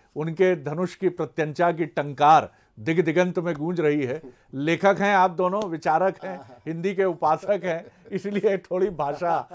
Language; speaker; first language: Hindi; native; Hindi